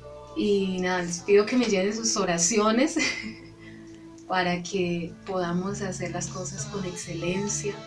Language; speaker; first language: Spanish; native; Spanish